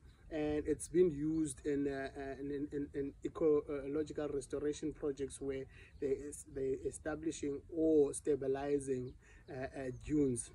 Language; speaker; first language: English; non-native, local second language; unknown